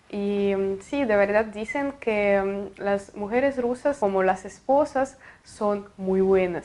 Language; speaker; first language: Spanish; non-native, fluent; Russian